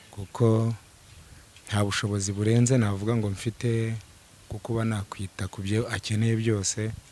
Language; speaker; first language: Kinyarwanda; native; Kinyarwanda